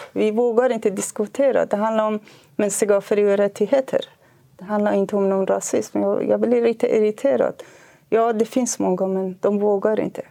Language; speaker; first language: Swedish; non-native, fluent; Kurdish